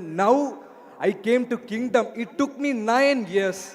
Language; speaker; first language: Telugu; non-native, learner; Malayalam